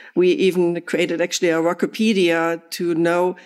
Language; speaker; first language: English; non-native, fluent; German